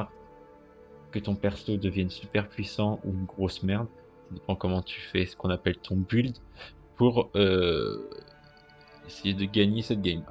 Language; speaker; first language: French; native; French